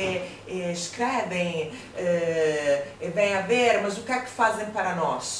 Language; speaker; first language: Portuguese; non-native, fluent; Italian